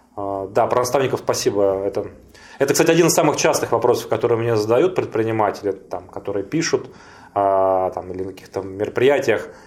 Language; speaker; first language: Russian; native; Russian